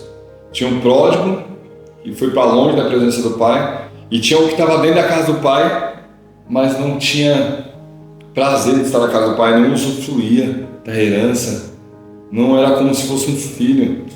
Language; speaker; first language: Portuguese; native; Portuguese